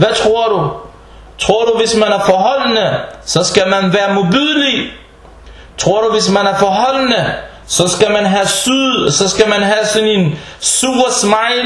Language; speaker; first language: Danish; early bilingual, other home language; Arabic